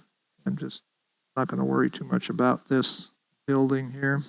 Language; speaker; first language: English; native; English